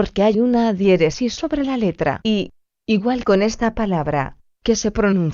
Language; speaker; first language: Spanish; non-native, fluent; French